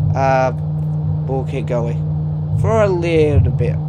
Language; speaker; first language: English; native; English